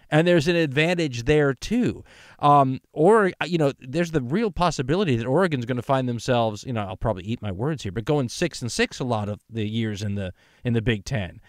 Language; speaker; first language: English; native; English